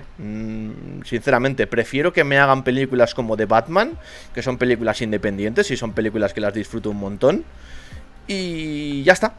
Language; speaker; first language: Spanish; native; Spanish